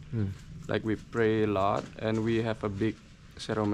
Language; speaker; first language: English; non-native, learner; Balinese